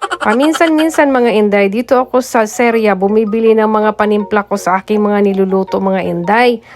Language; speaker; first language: Filipino; non-native, local second language; Cebuano